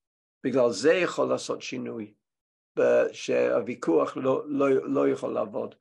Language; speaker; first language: Hebrew; non-native, fluent; English